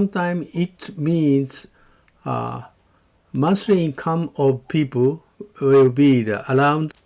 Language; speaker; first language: English; non-native, learner; Japanese